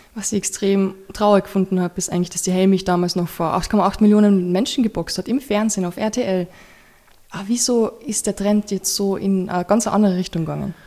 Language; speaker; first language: German; native; German